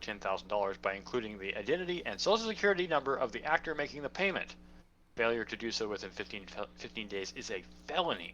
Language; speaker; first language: English; native; English